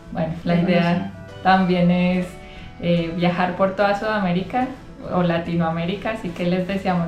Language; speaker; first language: Spanish; native; Spanish